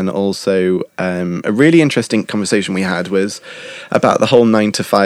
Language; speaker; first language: English; native; English